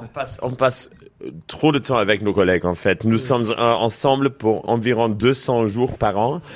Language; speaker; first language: French; non-native, learner; English